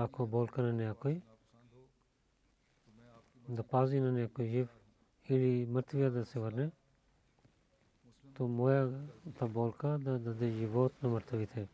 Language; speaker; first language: Bulgarian; non-native, learner; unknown